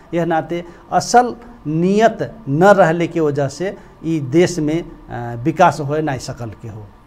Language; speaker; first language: Bhojpuri; non-native, local second language; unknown